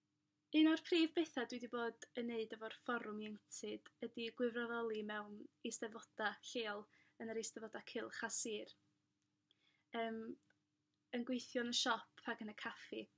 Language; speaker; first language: Welsh; native; Welsh